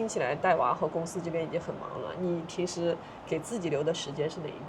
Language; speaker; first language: Chinese; native; Chinese